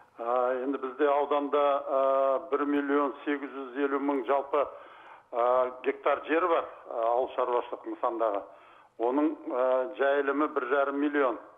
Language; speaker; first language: Kazakh; native; Kazakh